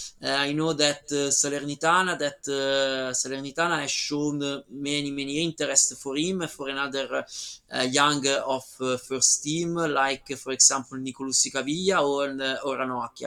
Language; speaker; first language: English; non-native, learner; Italian